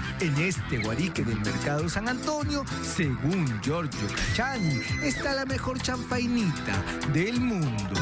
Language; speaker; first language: Spanish; native; Spanish